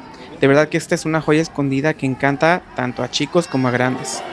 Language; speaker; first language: Spanish; native; Spanish